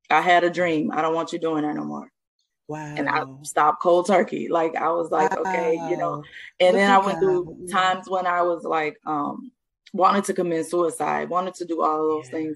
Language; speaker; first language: English; native; English